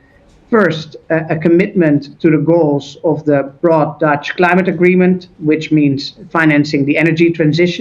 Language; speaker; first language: English; non-native, fluent; Dutch